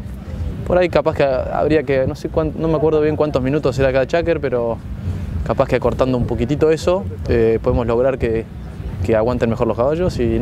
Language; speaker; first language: Spanish; native; Spanish